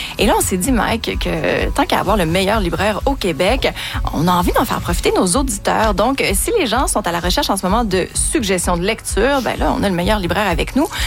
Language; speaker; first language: French; native; French